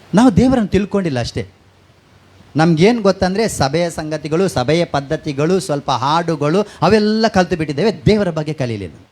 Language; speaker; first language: Kannada; non-native, local second language; Tulu